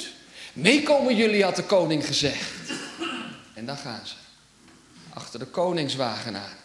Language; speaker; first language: Dutch; native; Dutch